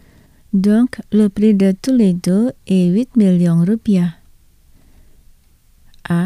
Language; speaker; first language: French; non-native, fluent; Indonesian